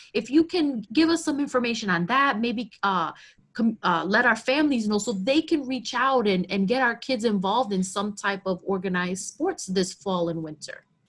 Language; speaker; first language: English; early bilingual, other home language; Spanish